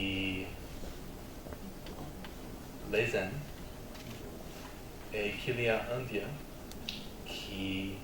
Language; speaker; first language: French; non-native, learner; English